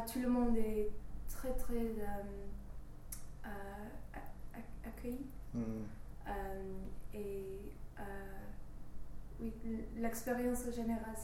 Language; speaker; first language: French; non-native, fluent; English